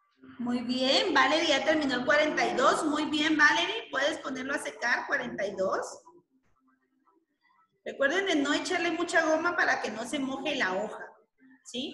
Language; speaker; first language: Spanish; native; Spanish